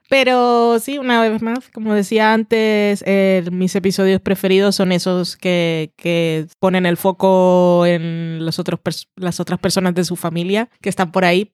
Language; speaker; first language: Spanish; native; Spanish